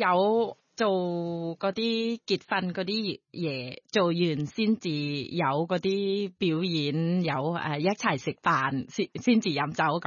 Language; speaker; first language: Cantonese; non-native, learner; Thai